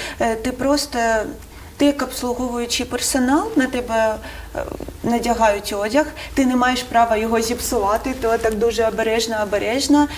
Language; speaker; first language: Ukrainian; non-native, local second language; Russian